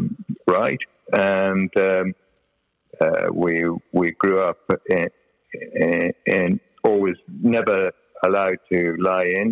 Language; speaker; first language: English; native; English